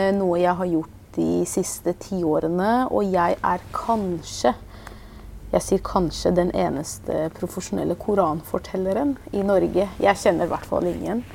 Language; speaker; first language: Norwegian; early bilingual, other home language; Persian